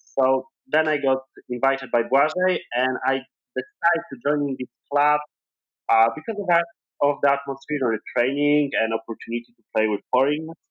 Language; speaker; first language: English; non-native, fluent; Polish